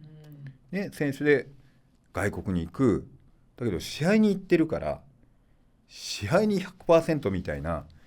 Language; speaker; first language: Japanese; native; Japanese